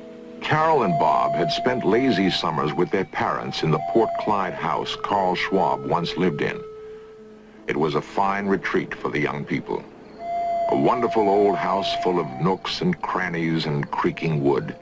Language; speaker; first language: English; native; English